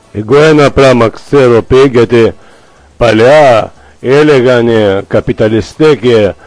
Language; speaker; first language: Greek; non-native, learner; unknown